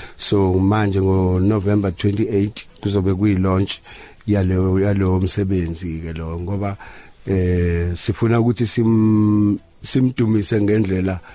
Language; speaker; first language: Zulu; native; Zulu